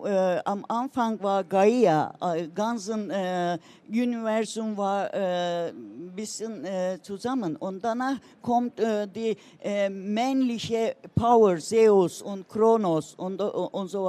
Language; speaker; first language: German; non-native, learner; Turkish